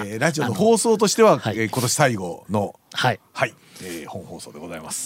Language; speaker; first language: Japanese; native; Japanese